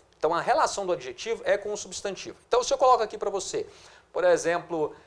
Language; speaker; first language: Portuguese; native; Portuguese